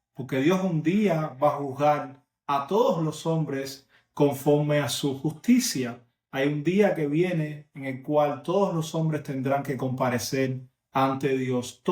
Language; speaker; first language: Spanish; native; Spanish